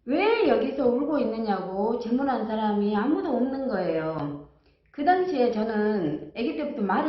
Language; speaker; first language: Korean; native; Korean